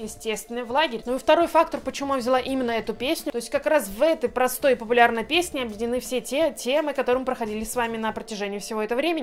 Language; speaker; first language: Russian; native; Russian